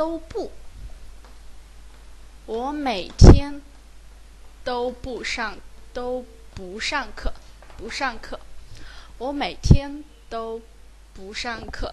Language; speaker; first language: Chinese; native; Chinese